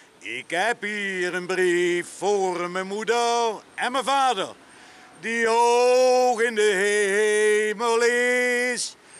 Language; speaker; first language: Dutch; native; Dutch